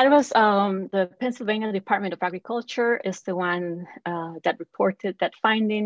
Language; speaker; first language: English; non-native, fluent; Spanish